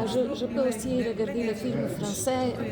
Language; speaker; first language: French; non-native, fluent; Slovenian